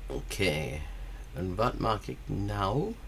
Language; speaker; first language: Dutch; non-native, learner; English